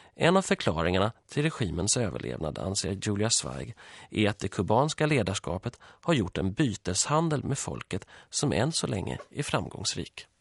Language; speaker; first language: Swedish; early bilingual, other home language; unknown